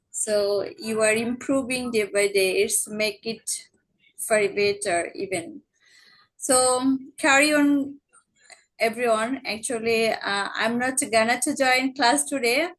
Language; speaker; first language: English; non-native, learner; Bangla